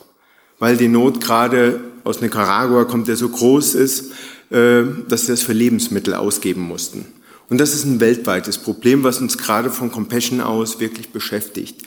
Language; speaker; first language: German; native; German